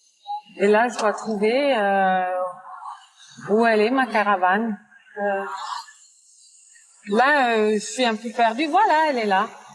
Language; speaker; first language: French; non-native, fluent; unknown